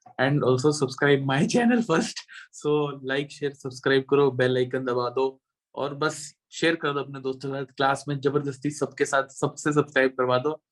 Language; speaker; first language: Hindi; non-native, local second language; Punjabi